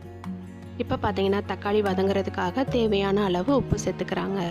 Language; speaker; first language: Tamil; native; Tamil